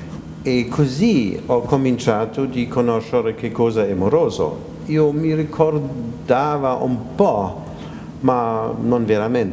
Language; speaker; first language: Italian; non-native, fluent; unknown